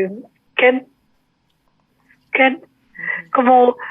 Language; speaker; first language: Hebrew; non-native, learner; German